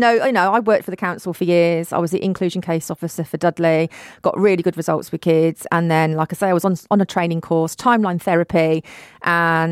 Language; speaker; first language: English; native; English